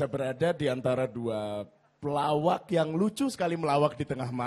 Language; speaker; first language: Indonesian; native; Indonesian